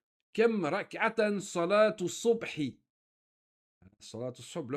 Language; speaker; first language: Arabic; non-native, fluent; French